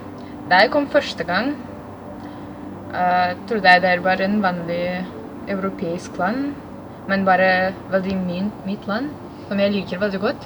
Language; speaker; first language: Norwegian; non-native, learner; Serbian